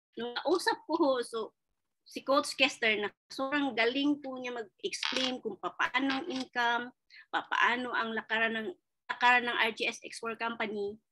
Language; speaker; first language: Filipino; non-native, local second language; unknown